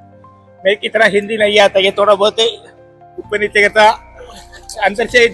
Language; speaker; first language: Hindi; non-native, learner; Tamil